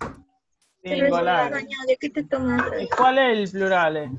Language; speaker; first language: Italian; non-native, learner; Spanish